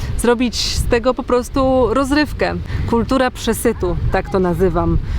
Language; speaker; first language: Polish; native; Polish